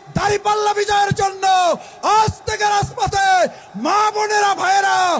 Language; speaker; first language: Bangla; native; Bangla